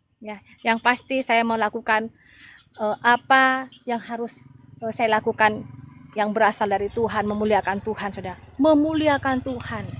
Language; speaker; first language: Indonesian; non-native, local second language; Madurese